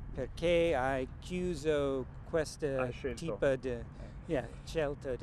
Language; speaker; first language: Italian; non-native, learner; English